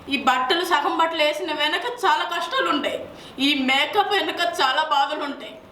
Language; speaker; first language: Telugu; non-native, local second language; Odia